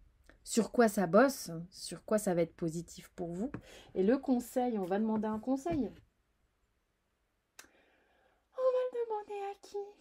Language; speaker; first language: French; native; French